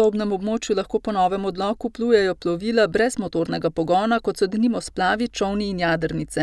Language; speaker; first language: Slovenian; native; Slovenian